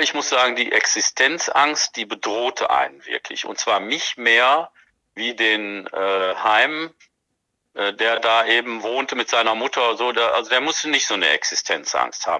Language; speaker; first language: German; native; German